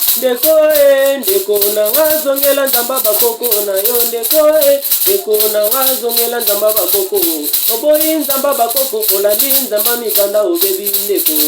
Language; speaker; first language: Lingala; non-native, local second language; Kongo